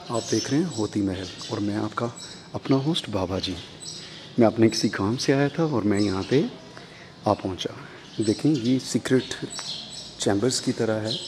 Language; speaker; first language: Urdu; non-native, local second language; Punjabi